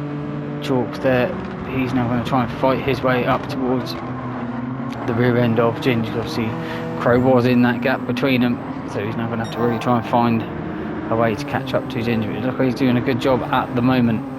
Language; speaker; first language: English; native; English